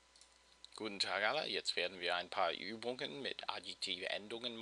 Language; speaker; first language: German; non-native, fluent; English